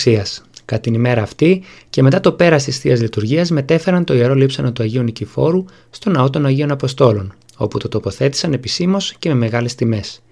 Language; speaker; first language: Greek; native; Greek